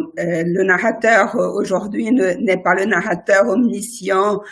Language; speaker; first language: French; non-native, fluent; Portuguese